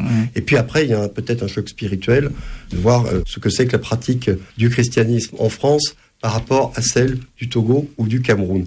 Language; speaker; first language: French; native; French